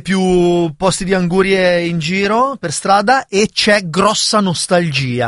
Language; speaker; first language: Italian; native; Italian